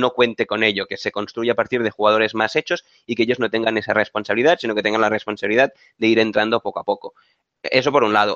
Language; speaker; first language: Spanish; native; Spanish